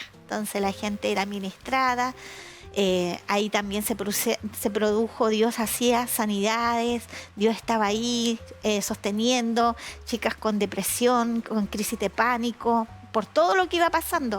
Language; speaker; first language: Spanish; native; Spanish